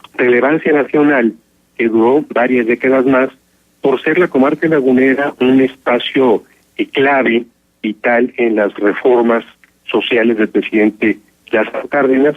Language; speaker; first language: Spanish; native; Spanish